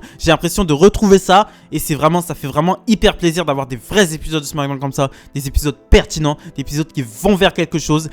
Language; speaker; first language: French; native; French